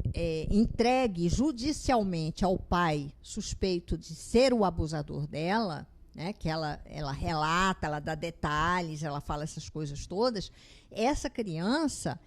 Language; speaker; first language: Portuguese; native; Portuguese